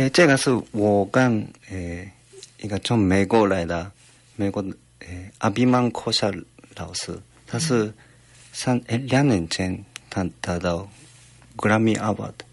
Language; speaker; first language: Chinese; non-native, fluent; Japanese